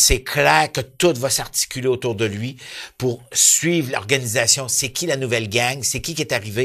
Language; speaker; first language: French; native; French